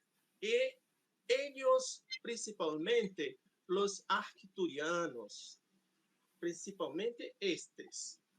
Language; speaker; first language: Spanish; non-native, fluent; Portuguese